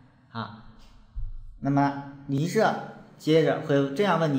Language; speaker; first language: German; non-native, fluent; Chinese